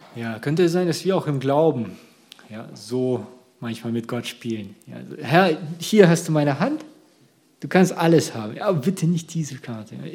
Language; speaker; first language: German; early bilingual, other home language; Russian